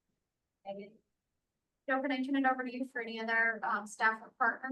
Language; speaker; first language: English; native; English